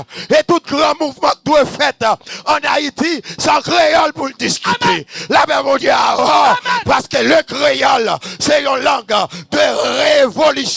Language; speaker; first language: French; non-native, local second language; Haitian Creole